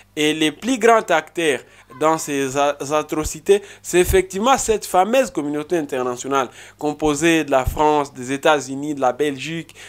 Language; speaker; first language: French; non-native, local second language; Swahili